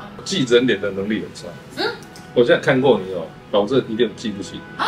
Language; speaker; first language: Chinese; native; Chinese